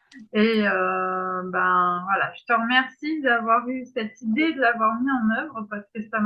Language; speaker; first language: French; native; French